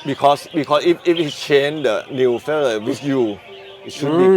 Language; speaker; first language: English; non-native, learner; Thai